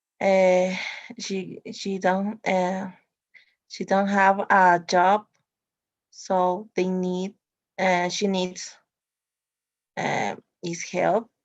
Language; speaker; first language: English; non-native, learner; Spanish